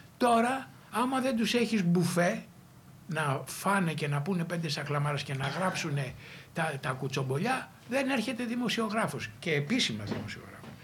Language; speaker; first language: Greek; native; Greek